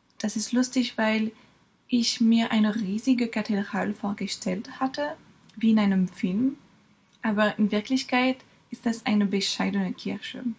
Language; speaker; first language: German; non-native, fluent; French